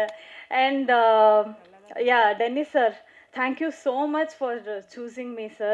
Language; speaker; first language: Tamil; non-native, learner; Kannada